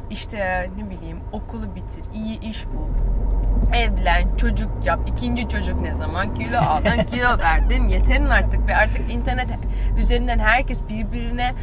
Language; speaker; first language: Turkish; early bilingual, heritage; Turkish